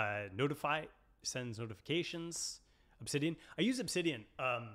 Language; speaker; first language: English; native; English